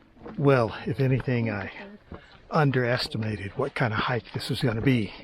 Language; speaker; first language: English; native; English